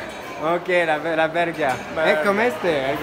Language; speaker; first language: Spanish; non-native, learner; French